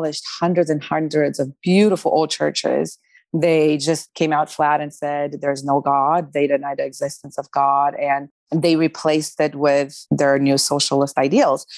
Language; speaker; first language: English; non-native, fluent; Romanian